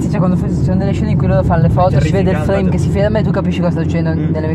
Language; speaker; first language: Italian; native; Italian